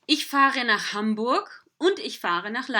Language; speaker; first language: German; non-native, fluent; English